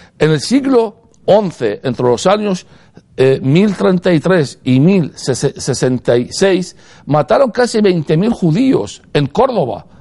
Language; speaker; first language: Spanish; non-native, fluent; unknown